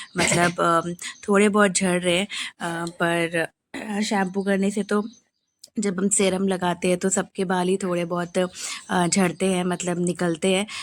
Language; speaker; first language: Hindi; non-native, local second language; Bangla